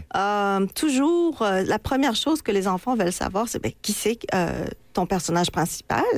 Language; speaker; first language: French; non-native, local second language; Morisyen